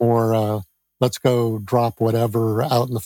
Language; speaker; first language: English; native; English